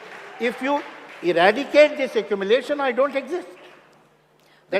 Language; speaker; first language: English; non-native, local second language; Hindi